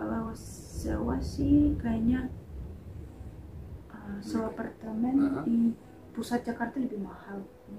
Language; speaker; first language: Indonesian; non-native, fluent; Russian